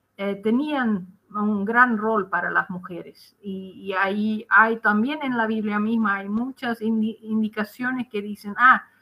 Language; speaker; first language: Spanish; non-native, fluent; Dutch